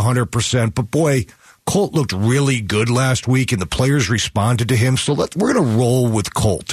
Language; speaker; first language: English; native; English